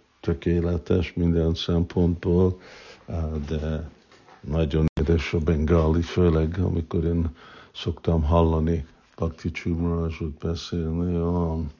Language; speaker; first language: Hungarian; non-native, fluent; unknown